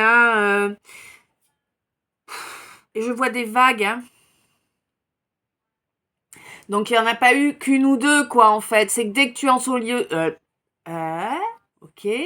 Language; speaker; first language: French; native; French